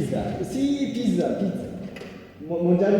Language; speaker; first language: Italian; non-native, learner; French